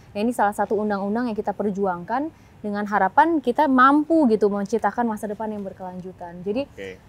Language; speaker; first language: Indonesian; native; Indonesian